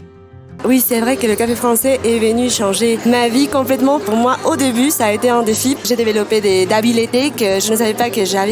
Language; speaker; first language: French; non-native, fluent; Spanish